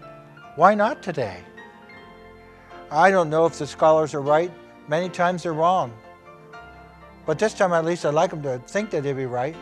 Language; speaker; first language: English; native; English